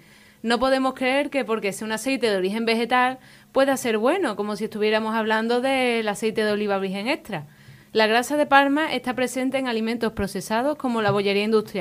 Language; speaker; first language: Spanish; native; Spanish